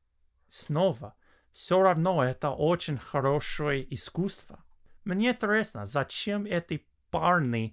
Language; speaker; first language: Russian; non-native, fluent; English